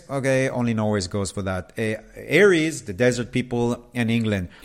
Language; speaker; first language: English; non-native, fluent; Hebrew